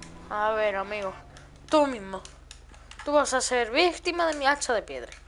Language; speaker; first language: Spanish; native; Spanish